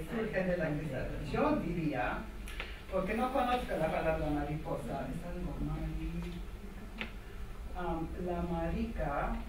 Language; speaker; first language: Spanish; non-native, fluent; Armenian